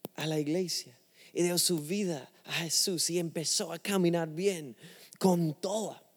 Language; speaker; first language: Spanish; non-native, fluent; English